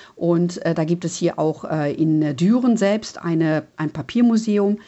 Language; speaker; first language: German; native; German